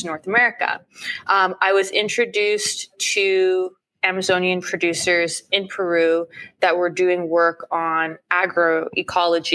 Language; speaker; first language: English; native; English